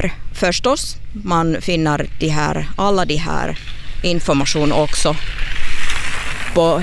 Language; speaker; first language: Swedish; non-native, fluent; Finnish